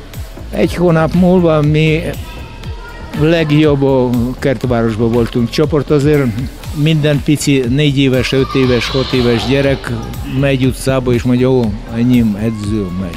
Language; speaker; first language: Hungarian; non-native, learner; Russian